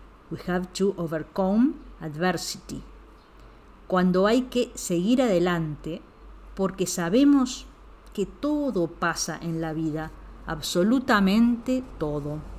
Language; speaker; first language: Spanish; native; Spanish